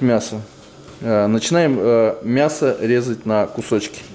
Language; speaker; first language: Russian; native; Russian